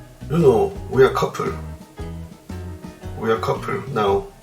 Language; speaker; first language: English; non-native, learner; Korean